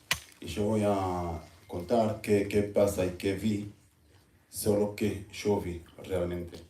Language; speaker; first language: Spanish; non-native, learner; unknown